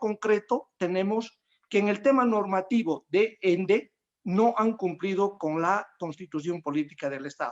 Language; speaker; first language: Spanish; native; Spanish